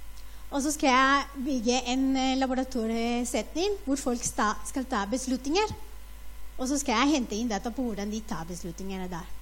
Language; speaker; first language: Norwegian; non-native, fluent; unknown